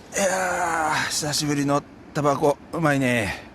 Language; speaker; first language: Japanese; native; Japanese